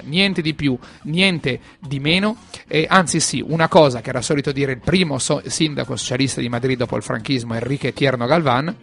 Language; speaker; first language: Italian; native; Italian